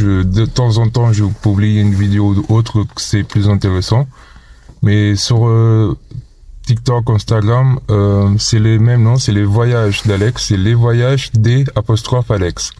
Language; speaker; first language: French; non-native, fluent; Portuguese